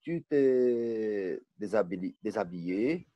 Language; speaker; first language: French; non-native, learner; Portuguese